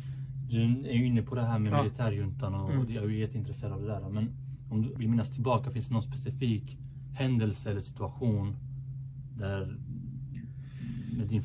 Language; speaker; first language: Swedish; native; Swedish